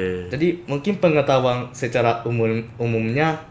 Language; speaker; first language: Indonesian; non-native, fluent; Japanese